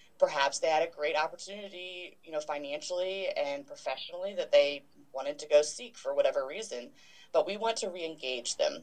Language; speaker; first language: English; native; English